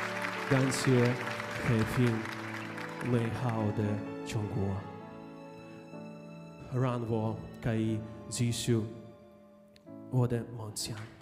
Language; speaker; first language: Chinese; non-native, fluent; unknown